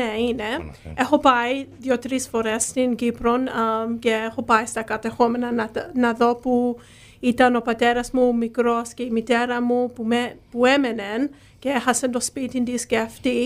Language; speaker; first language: Greek; early bilingual, heritage; Greek